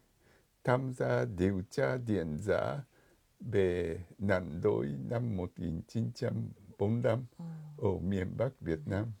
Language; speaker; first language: Vietnamese; non-native, fluent; Japanese